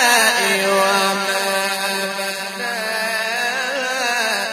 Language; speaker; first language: Arabic; native; Arabic